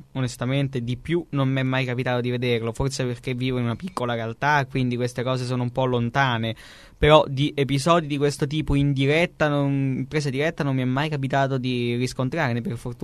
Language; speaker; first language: Italian; native; Italian